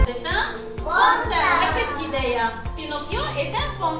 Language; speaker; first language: French; non-native, local second language; Arabic